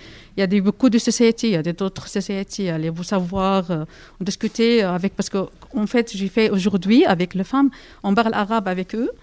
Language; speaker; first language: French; non-native, learner; Arabic